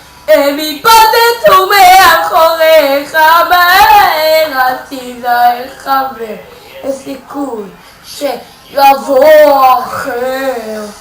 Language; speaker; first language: Hebrew; native; Hebrew